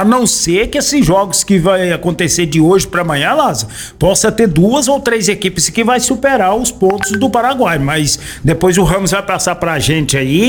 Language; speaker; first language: Portuguese; native; Portuguese